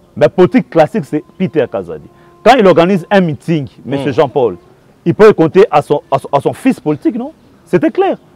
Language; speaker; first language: French; non-native, local second language; Lingala